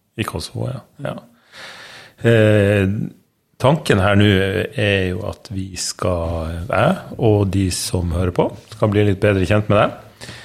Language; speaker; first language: Norwegian; native; Norwegian